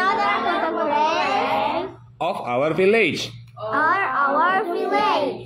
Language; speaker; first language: English; non-native, fluent; Indonesian